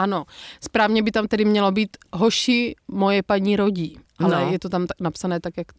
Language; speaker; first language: Czech; native; Czech